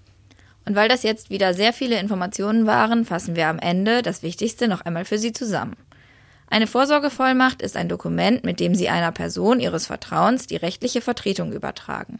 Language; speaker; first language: German; native; German